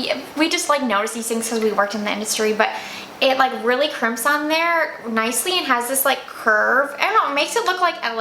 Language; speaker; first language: English; native; English